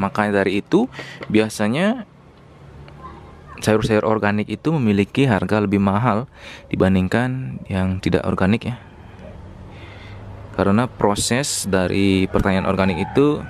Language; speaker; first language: Indonesian; native; Indonesian